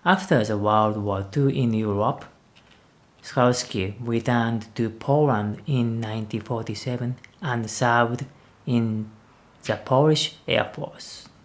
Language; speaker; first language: English; non-native, learner; Japanese